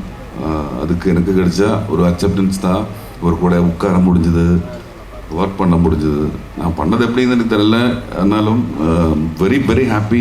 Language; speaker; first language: Tamil; non-native, learner; Malayalam